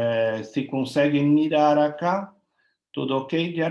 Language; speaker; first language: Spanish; non-native, learner; Portuguese